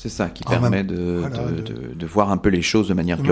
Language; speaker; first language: French; native; French